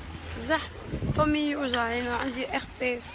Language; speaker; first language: Arabic; native; Arabic